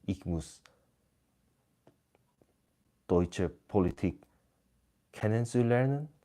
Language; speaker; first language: German; non-native, learner; Korean